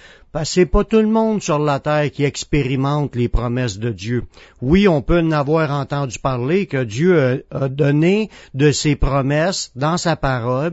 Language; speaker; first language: French; native; French